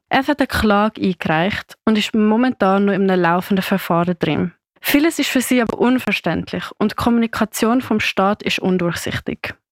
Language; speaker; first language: German; native; German